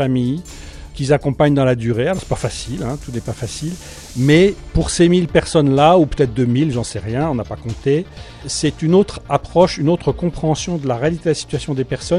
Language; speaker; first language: French; native; French